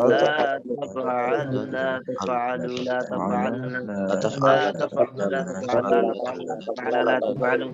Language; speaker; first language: Arabic; non-native, learner; Bangla